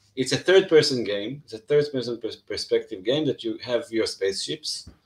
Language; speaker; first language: English; non-native, fluent; Hebrew